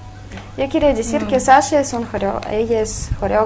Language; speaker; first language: Spanish; non-native, fluent; Russian